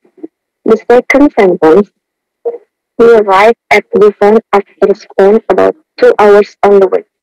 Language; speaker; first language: English; non-native, learner; Indonesian